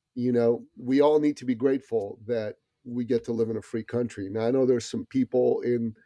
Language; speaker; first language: English; early bilingual, other home language; Persian